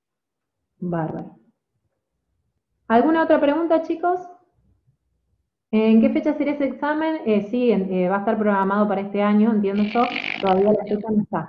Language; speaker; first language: Spanish; native; Spanish